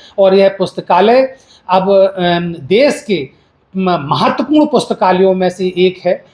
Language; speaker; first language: Hindi; native; Hindi